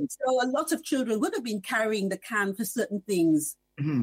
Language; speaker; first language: English; native; English